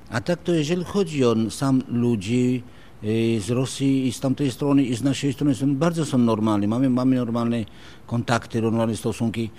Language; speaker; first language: Polish; non-native, fluent; Georgian